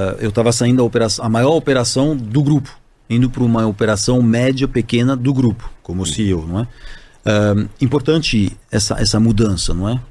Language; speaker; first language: Portuguese; non-native, fluent; French